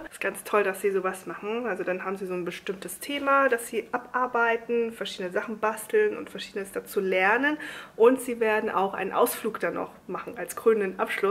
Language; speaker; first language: German; native; German